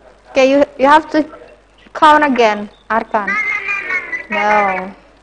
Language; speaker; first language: English; non-native, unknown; Indonesian